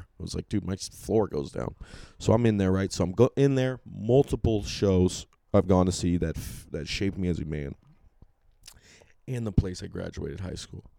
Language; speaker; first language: English; native; English